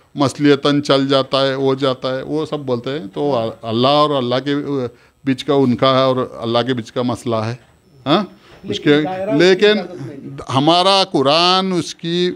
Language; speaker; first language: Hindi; non-native, local second language; Urdu